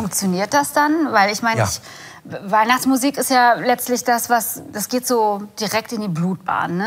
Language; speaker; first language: German; native; German